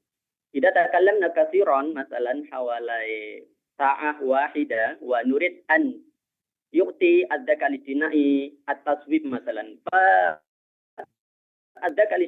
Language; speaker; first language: Arabic; non-native, fluent; Indonesian